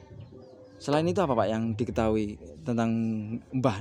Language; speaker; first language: Indonesian; non-native, local second language; Javanese